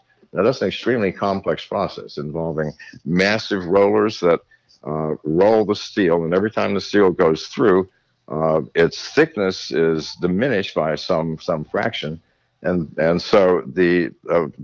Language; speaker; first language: English; native; English